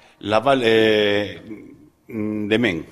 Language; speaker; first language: French; non-native, learner; Spanish